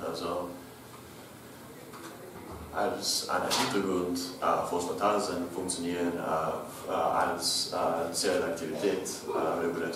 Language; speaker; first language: German; non-native, learner; English